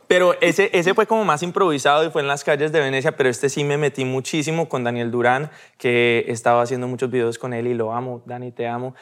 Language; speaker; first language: Spanish; early bilingual, heritage; Spanish